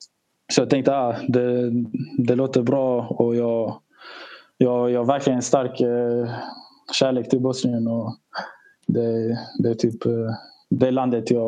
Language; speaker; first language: Swedish; early bilingual, other home language; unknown